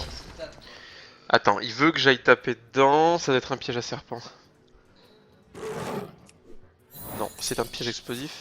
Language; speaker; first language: French; native; French